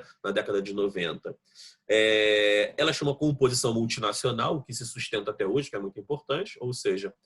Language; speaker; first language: Portuguese; native; Portuguese